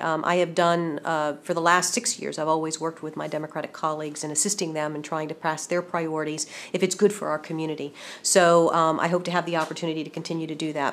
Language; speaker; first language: English; native; English